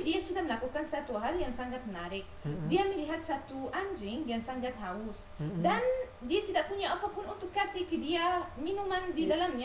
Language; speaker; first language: Indonesian; non-native, learner; Arabic